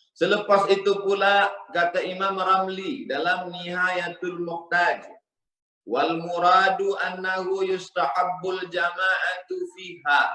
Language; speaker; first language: Malay; native; Malay